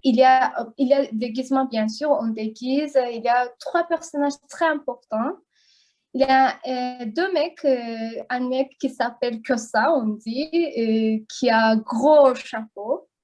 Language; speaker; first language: French; non-native, learner; Azerbaijani